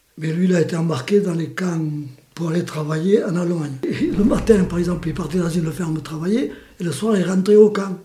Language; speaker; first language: French; early bilingual, other home language; Spanish